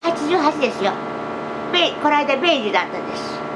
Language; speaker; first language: Japanese; native; Japanese